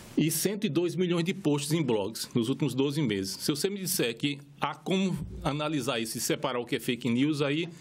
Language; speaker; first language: Portuguese; native; Portuguese